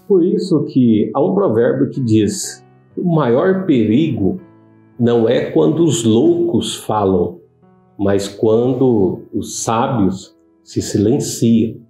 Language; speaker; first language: Portuguese; native; Portuguese